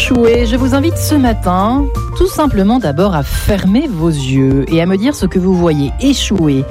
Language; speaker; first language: French; native; French